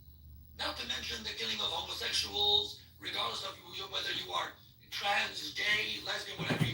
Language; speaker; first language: English; native; English